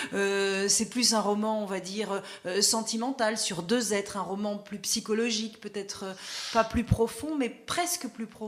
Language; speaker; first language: French; native; French